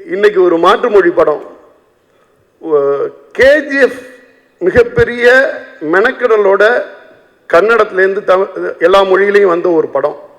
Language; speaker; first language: Tamil; native; Tamil